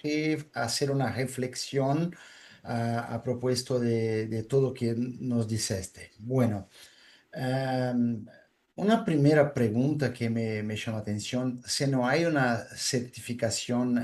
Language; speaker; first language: Spanish; non-native, fluent; Portuguese